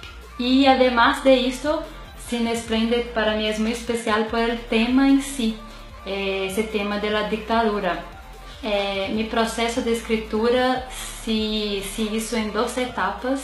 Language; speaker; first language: Portuguese; non-native, fluent; Spanish